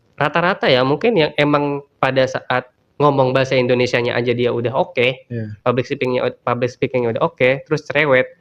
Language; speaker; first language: Indonesian; native; Indonesian